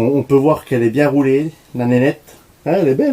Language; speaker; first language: French; native; French